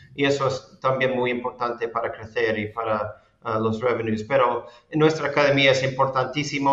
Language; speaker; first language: Spanish; non-native, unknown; English